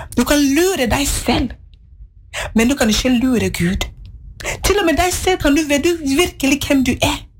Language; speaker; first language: Norwegian; non-native, fluent; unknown